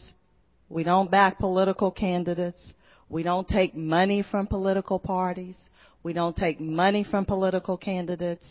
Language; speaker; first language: English; native; English